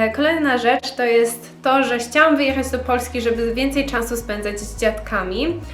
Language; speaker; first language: Polish; early bilingual, heritage; Polish